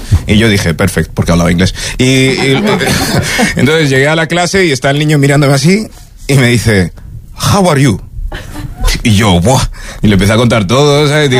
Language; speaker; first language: Spanish; early bilingual, other home language; English